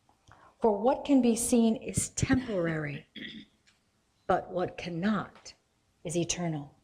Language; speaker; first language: English; native; English